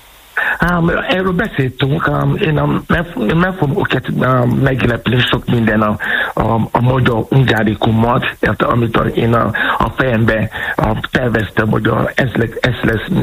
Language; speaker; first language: Hungarian; non-native, fluent; Yoruba